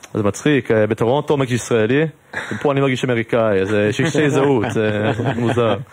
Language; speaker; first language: Hebrew; early bilingual, heritage; English